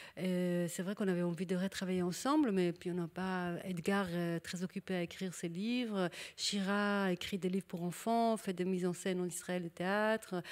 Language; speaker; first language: French; non-native, fluent; Hebrew